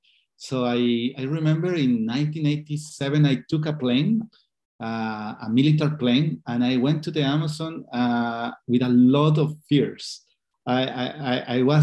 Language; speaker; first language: English; non-native, fluent; Spanish